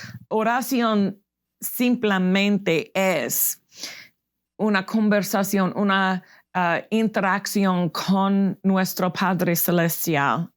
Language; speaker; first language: Spanish; non-native, fluent; English